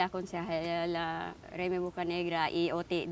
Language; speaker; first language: Spanish; non-native, fluent; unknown